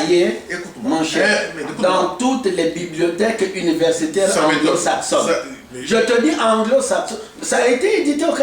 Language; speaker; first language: French; non-native, local second language; Lingala